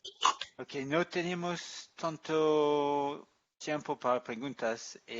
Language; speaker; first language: Spanish; non-native, fluent; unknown